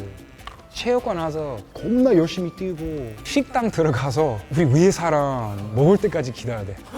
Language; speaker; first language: Korean; non-native, fluent; English